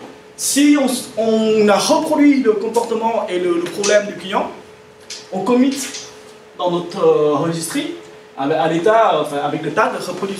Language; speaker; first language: French; native; French